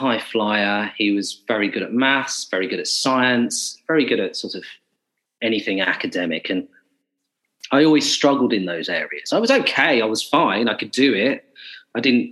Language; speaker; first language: English; native; English